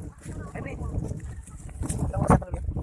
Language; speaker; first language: Indonesian; native; Indonesian